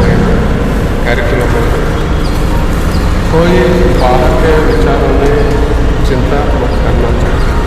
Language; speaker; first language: Hindi; non-native, local second language; Kannada